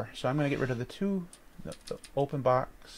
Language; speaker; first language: English; native; English